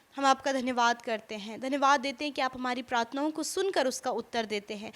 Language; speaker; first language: Hindi; native; Hindi